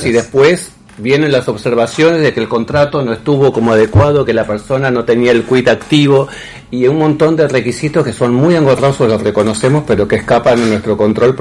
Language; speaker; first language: Spanish; native; Spanish